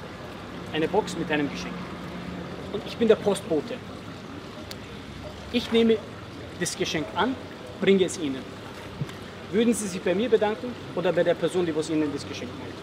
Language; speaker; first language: German; early bilingual, other home language; Bosnian